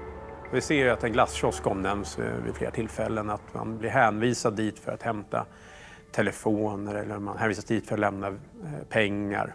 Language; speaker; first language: Swedish; native; Swedish